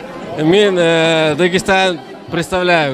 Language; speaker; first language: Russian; non-native, local second language; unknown